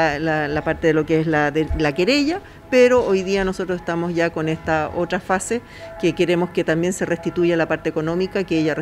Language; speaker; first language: Spanish; native; Spanish